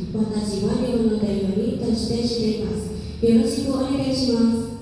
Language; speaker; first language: Japanese; non-native, learner; Indonesian